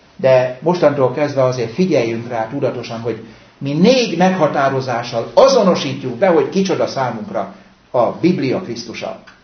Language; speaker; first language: Hungarian; native; Hungarian